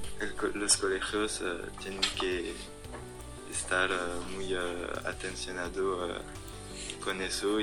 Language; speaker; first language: Spanish; non-native, learner; French